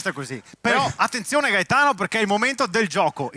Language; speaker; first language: Italian; native; Italian